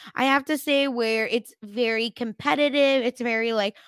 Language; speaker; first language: English; early bilingual, other home language; Hindi